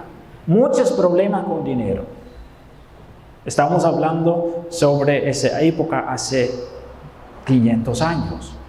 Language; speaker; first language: Spanish; non-native, fluent; Dutch